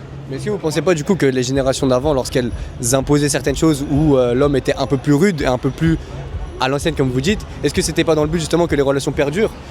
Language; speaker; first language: French; native; French